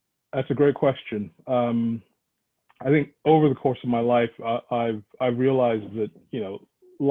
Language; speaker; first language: English; non-native, local second language; Yoruba